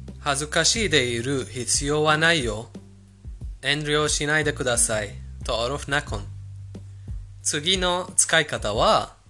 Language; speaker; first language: Japanese; non-native, fluent; Persian